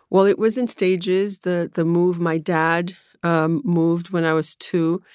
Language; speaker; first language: English; early bilingual, other home language; Haitian Creole